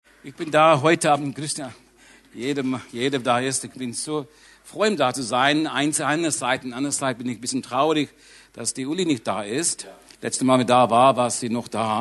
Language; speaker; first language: German; non-native, learner; English